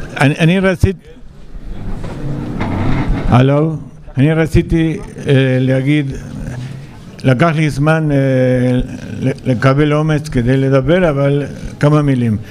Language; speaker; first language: Hebrew; non-native, fluent; Spanish